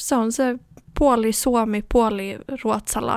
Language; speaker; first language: Finnish; early bilingual, heritage; Swedish